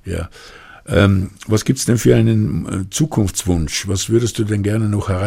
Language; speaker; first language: German; native; German